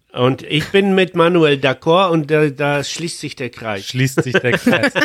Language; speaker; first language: German; non-native, fluent; Polish